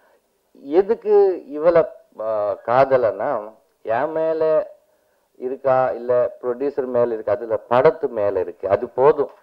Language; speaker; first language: Tamil; non-native, learner; Telugu